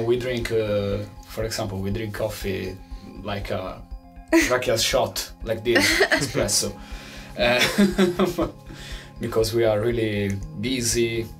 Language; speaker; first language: English; non-native, fluent; Italian